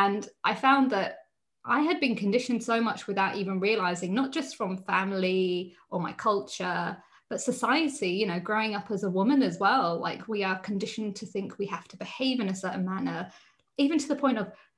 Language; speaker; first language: English; native; English